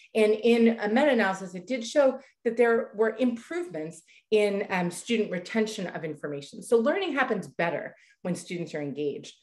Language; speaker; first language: English; native; English